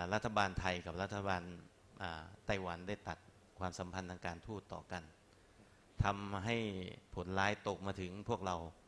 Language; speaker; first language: Thai; non-native, local second language; Chinese